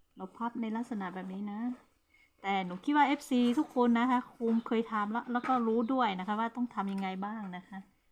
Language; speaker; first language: Thai; non-native, local second language; Hmong